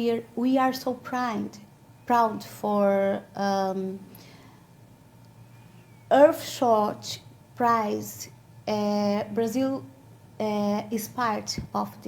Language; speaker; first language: English; non-native, learner; Portuguese